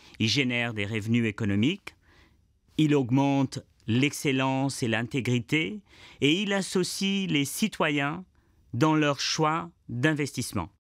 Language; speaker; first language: French; non-native, fluent; Portuguese